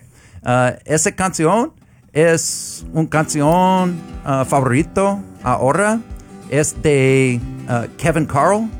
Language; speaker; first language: Spanish; non-native, learner; English